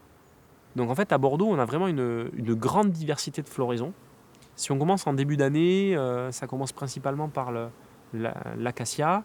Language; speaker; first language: French; native; French